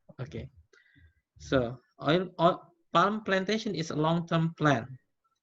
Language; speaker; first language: English; non-native, fluent; Indonesian